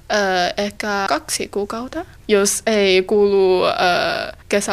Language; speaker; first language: Finnish; non-native, learner; Chinese